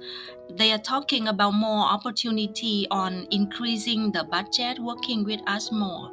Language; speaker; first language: English; non-native, fluent; Vietnamese